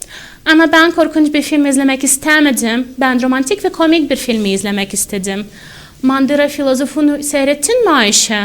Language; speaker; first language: Turkish; non-native, fluent; Russian